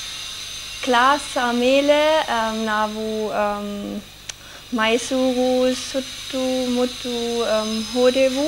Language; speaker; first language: Kannada; non-native, learner; German